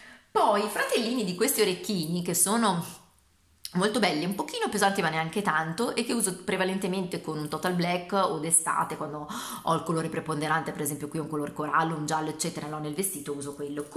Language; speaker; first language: Italian; native; Italian